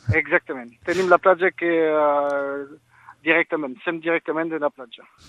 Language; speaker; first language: Catalan; non-native, local second language; French